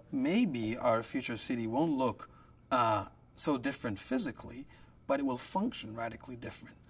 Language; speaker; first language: English; non-native, fluent; Hebrew